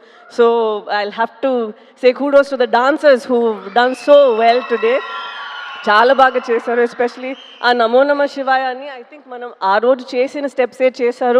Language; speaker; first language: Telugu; non-native, fluent; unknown